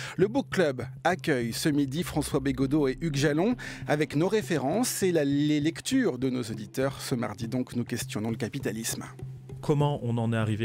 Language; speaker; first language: French; native; French